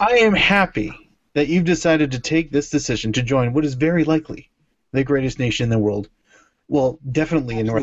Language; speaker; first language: English; native; English